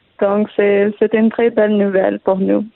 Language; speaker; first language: French; non-native, learner; Arabic